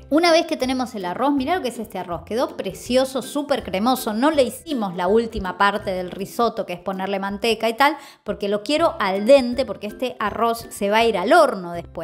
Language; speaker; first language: Spanish; native; Spanish